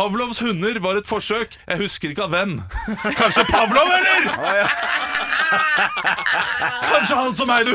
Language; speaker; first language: Norwegian; native; Norwegian